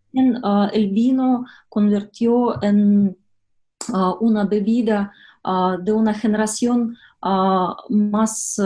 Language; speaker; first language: Spanish; non-native, fluent; Russian